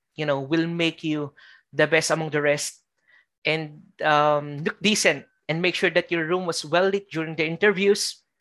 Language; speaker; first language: English; non-native, local second language; Filipino